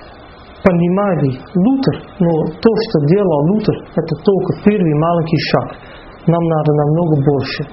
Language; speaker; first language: Russian; non-native, fluent; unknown